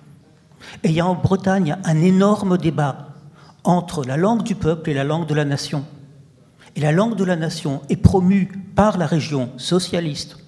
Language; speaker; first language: French; early bilingual, other home language; Russian